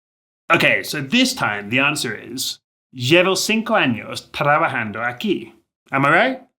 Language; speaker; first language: Spanish; non-native, fluent; English